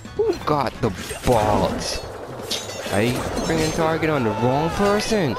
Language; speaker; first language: English; native; English